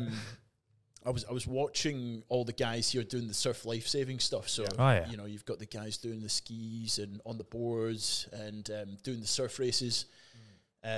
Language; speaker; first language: English; native; English